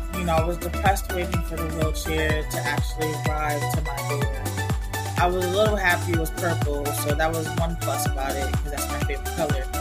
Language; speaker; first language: English; non-native, fluent; Spanish